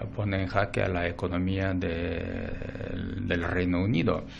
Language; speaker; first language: Spanish; non-native, fluent; Russian